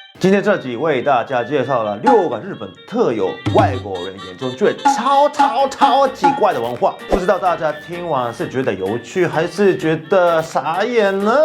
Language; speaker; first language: Chinese; non-native, fluent; Japanese